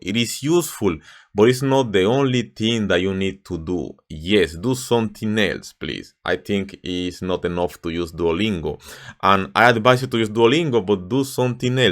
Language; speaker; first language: English; non-native, fluent; Spanish